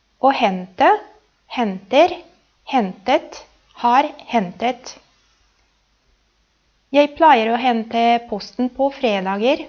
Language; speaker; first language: Norwegian; non-native, fluent; Polish